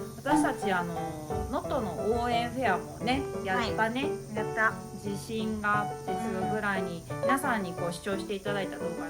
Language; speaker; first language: Japanese; native; Japanese